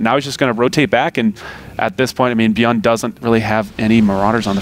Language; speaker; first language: English; native; English